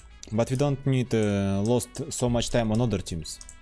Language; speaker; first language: English; non-native, learner; Russian